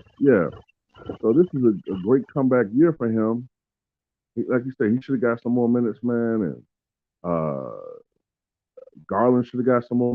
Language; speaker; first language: English; native; English